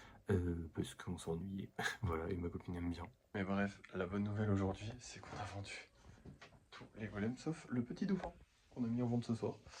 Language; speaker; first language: French; native; French